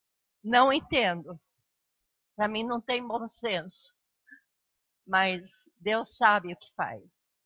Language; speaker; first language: Portuguese; non-native, fluent; English